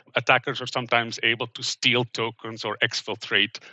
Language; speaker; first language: English; non-native, fluent; Dutch